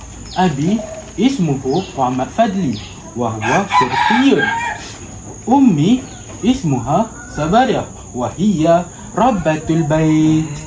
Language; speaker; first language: Arabic; non-native, learner; Malay